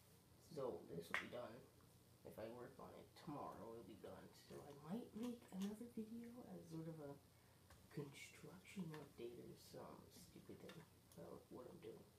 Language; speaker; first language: English; native; English